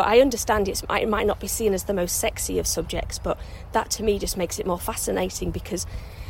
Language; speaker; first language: English; native; English